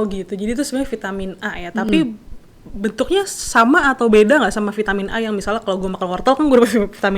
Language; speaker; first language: Indonesian; native; Indonesian